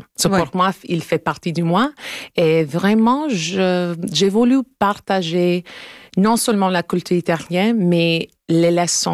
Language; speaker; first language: French; non-native, local second language; English